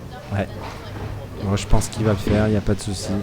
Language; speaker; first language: French; native; French